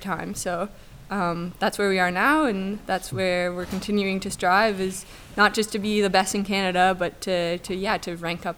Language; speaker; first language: English; native; English